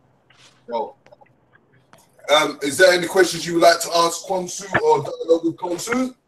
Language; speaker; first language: English; native; English